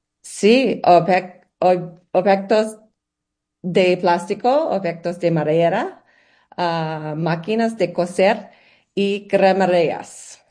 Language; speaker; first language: Spanish; non-native, learner; English